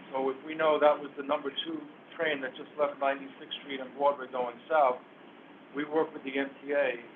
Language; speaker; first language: English; native; English